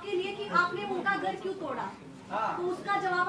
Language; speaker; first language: Hindi; native; Hindi